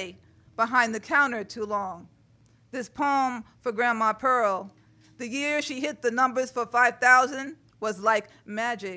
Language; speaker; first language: English; native; English